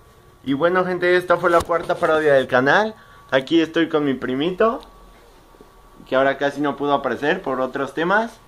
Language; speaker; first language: Spanish; native; Spanish